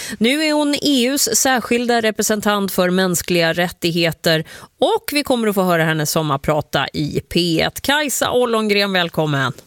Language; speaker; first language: Swedish; native; Swedish